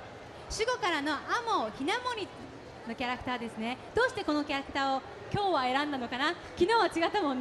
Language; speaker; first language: Japanese; native; Japanese